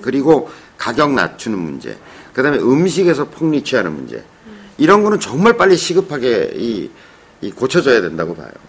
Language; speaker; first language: Korean; native; Korean